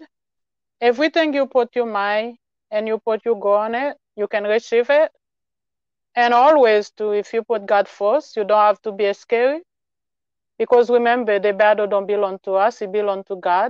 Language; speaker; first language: English; non-native, learner; Haitian Creole